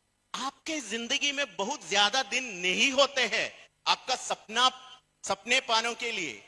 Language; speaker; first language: Hindi; non-native, fluent; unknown